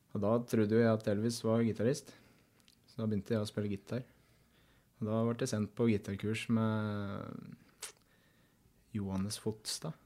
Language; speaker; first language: Norwegian; native; Norwegian